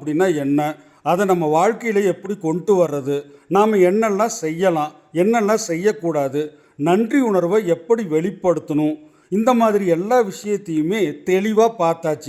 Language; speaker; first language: Tamil; native; Tamil